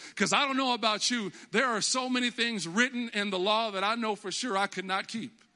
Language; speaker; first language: English; native; English